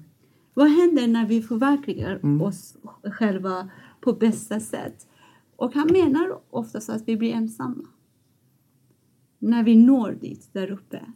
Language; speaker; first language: Swedish; non-native, fluent; Persian